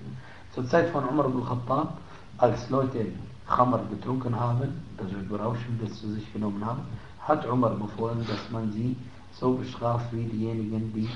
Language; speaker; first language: German; non-native, fluent; Arabic